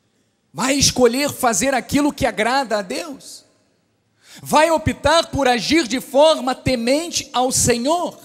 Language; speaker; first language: Portuguese; native; Portuguese